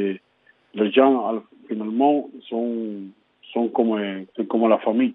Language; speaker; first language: French; non-native, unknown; Spanish